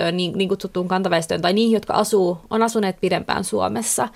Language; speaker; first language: Finnish; native; Finnish